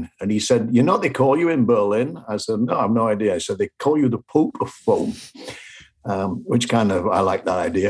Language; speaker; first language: English; native; English